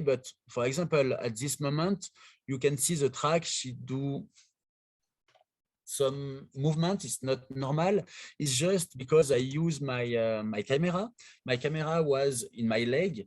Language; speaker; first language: English; non-native, learner; French